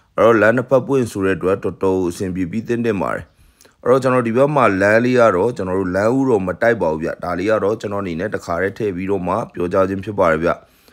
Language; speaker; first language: Burmese; native; Burmese